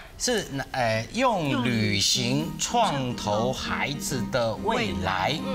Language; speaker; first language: Chinese; native; Chinese